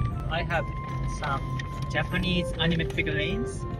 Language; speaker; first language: English; non-native, learner; Japanese